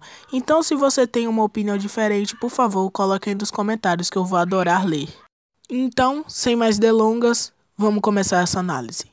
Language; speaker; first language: Portuguese; native; Portuguese